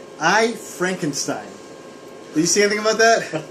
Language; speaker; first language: English; native; English